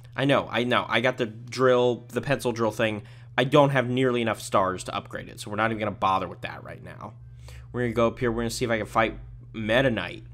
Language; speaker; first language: English; native; English